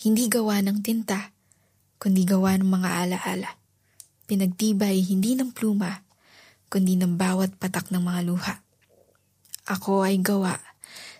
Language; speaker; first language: English; non-native, local second language; Filipino